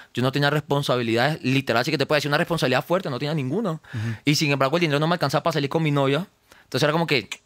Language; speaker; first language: Spanish; native; Spanish